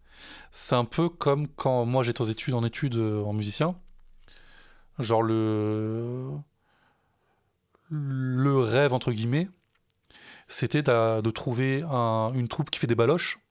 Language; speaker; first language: French; native; French